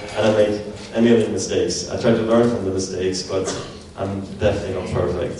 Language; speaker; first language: English; non-native, fluent; German